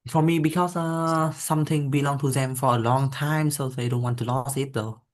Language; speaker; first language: English; non-native, learner; Vietnamese